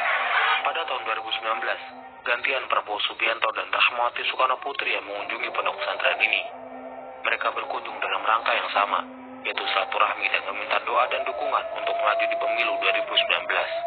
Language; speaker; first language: Indonesian; native; Indonesian